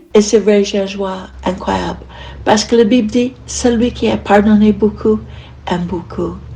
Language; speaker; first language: French; non-native, fluent; English